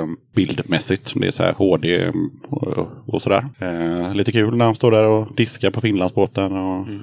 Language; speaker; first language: Swedish; native; Swedish